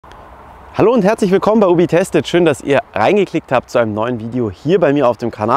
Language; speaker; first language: German; native; German